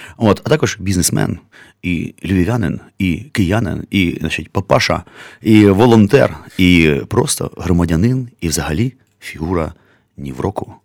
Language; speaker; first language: Ukrainian; native; Ukrainian